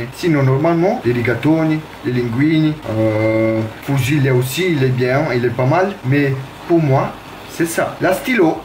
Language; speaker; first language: French; non-native, learner; Italian